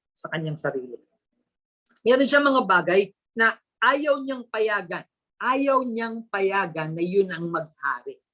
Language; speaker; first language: Filipino; native; Filipino